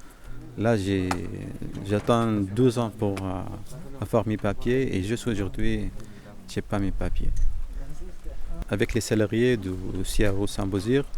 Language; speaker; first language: French; non-native, fluent; Arabic